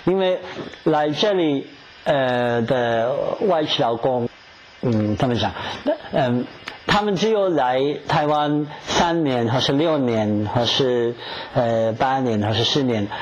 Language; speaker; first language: Chinese; non-native, fluent; English